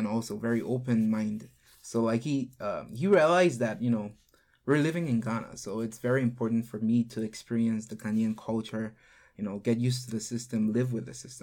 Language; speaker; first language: English; non-native, local second language; Korean